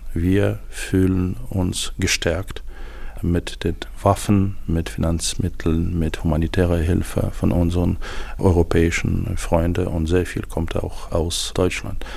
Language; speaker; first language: German; non-native, fluent; Ukrainian